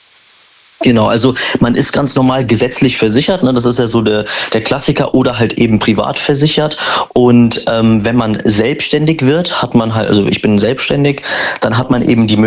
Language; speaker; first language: German; native; German